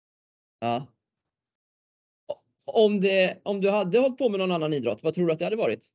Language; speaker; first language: Swedish; native; Swedish